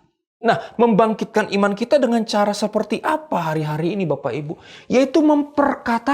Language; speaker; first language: Indonesian; native; Indonesian